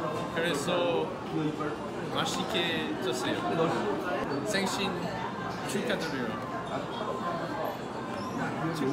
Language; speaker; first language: Korean; non-native, learner; French